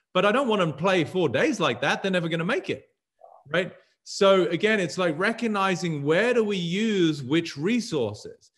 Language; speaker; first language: English; native; English